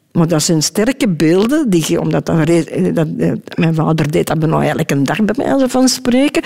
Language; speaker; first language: Dutch; native; Dutch